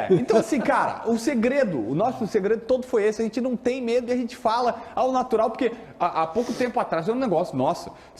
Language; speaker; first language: Portuguese; native; Portuguese